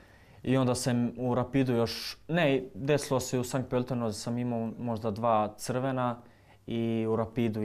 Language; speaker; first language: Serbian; early bilingual, heritage; Croatian